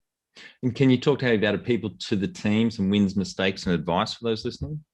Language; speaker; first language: English; native; English